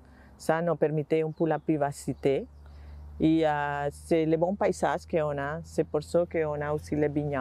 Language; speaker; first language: French; non-native, learner; Spanish